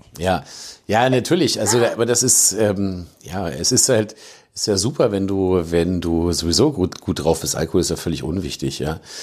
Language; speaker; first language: German; native; German